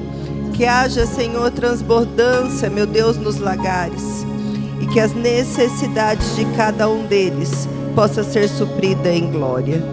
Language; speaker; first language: Portuguese; native; Portuguese